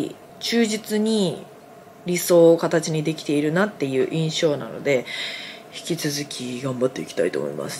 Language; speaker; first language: Japanese; native; Japanese